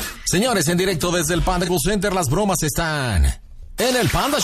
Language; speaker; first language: Spanish; native; Spanish